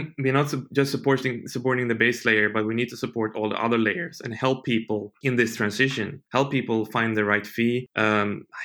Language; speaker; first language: English; non-native, fluent; Swedish